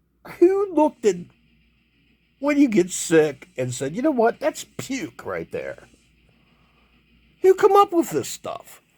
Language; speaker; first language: English; native; English